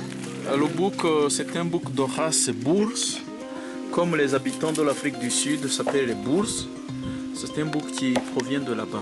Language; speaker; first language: French; non-native, local second language; Kinyarwanda